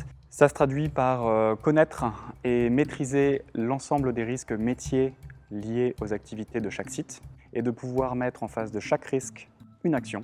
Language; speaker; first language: French; native; French